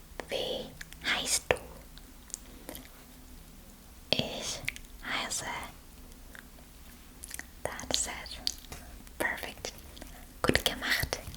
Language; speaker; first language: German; non-native, fluent; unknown